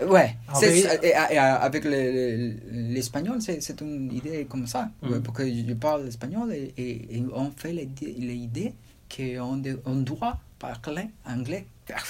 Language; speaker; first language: French; non-native, learner; Spanish